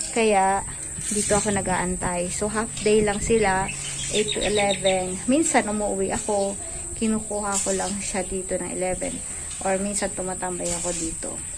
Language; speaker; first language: Filipino; non-native, local second language; Bikol